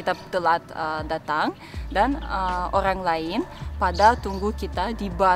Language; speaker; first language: Indonesian; non-native, fluent; Russian